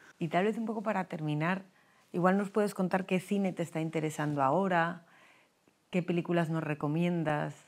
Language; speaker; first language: Spanish; native; Spanish